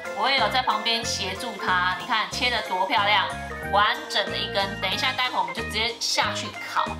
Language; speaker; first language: Chinese; native; Chinese